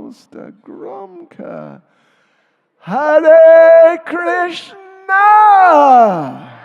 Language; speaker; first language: Russian; non-native, learner; English